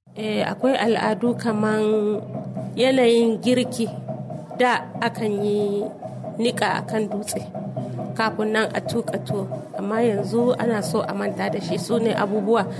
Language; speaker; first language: Hausa; non-native, local second language; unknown